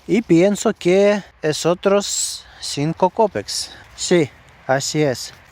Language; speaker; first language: Spanish; non-native, learner; Russian